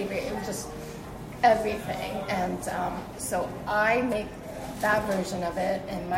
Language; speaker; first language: English; early bilingual, other home language; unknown